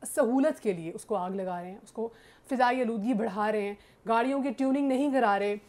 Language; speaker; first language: Urdu; native; Urdu